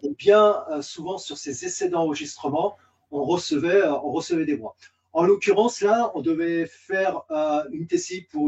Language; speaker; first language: French; native; French